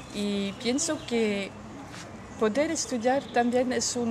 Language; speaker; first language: Spanish; non-native, learner; Dutch